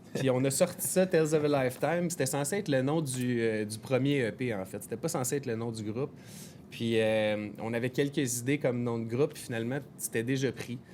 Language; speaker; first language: French; native; French